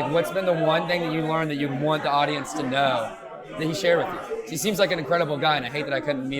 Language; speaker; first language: English; native; English